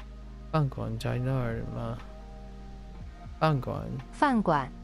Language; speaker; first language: Chinese; non-native, learner; English